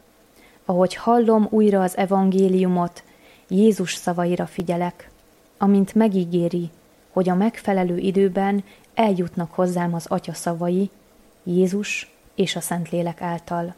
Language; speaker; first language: Hungarian; native; Hungarian